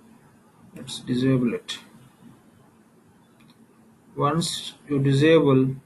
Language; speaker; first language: English; non-native, local second language; Telugu